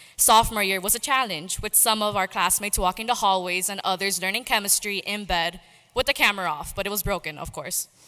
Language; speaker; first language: English; early bilingual, other home language; Spanish